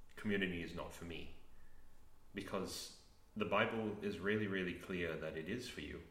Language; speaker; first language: English; native; English